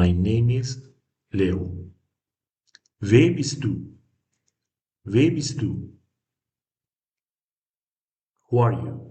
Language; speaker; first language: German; non-native, fluent; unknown